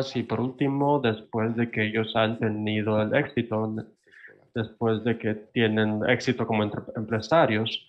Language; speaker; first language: Spanish; non-native, fluent; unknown